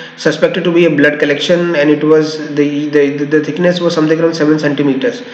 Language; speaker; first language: English; non-native, local second language; Hindi